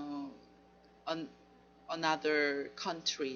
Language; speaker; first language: English; non-native, learner; Korean